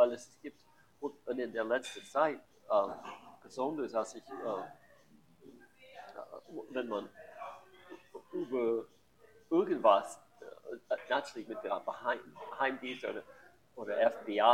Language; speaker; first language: German; non-native, learner; English